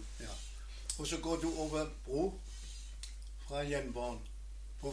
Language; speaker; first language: Danish; non-native, learner; German